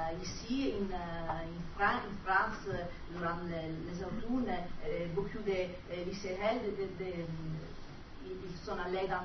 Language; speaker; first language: French; non-native, learner; Italian